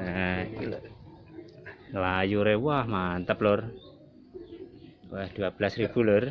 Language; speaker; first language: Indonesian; non-native, local second language; Javanese